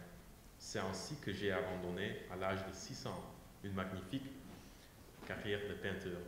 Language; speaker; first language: French; non-native, learner; English